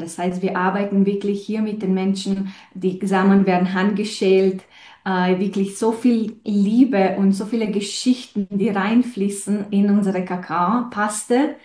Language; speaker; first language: German; non-native, fluent; Romanian